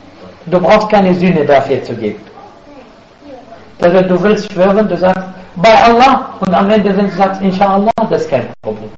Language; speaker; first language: German; non-native, fluent; Arabic